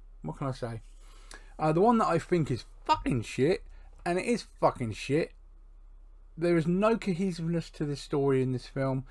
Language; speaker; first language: English; native; English